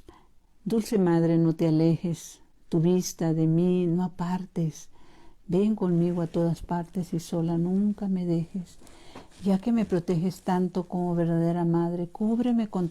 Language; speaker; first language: Spanish; native; Spanish